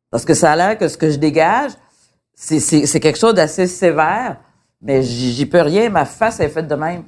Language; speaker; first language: French; early bilingual, other home language; Haitian Creole